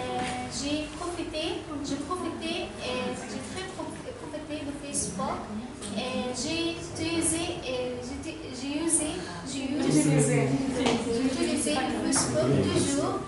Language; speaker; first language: French; non-native, learner; Arabic